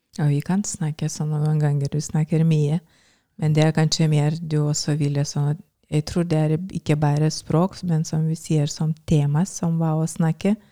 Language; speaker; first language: Norwegian; non-native, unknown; Lithuanian